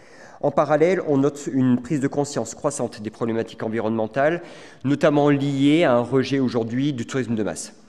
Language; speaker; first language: French; native; French